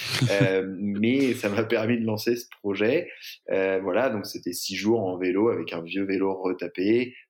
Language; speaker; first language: French; native; French